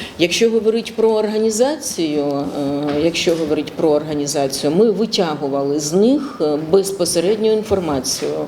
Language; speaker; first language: Ukrainian; native; Ukrainian